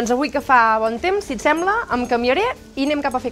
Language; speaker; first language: Catalan; native; Catalan